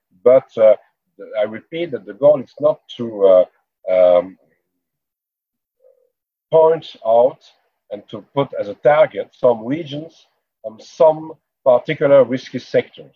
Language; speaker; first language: English; non-native, fluent; French